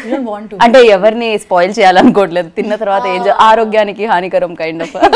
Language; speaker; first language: Telugu; native; Telugu